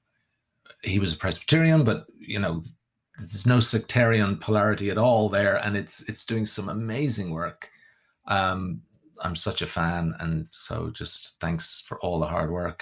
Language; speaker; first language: English; native; English